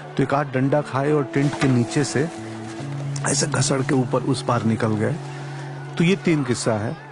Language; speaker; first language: Hindi; non-native, local second language; Bhojpuri